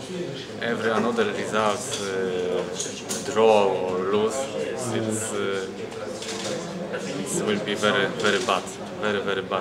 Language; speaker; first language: English; non-native, learner; Polish